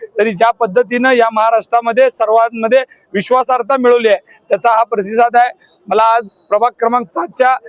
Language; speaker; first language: Marathi; native; Marathi